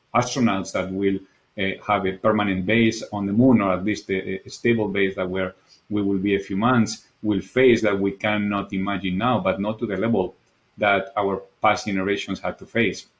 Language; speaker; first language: English; non-native, fluent; Spanish